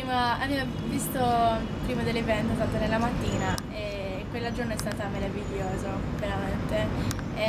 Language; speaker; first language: Italian; non-native, fluent; Maltese